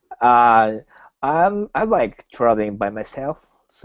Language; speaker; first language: English; non-native, learner; Japanese